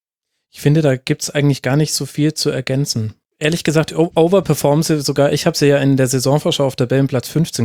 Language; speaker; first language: German; native; German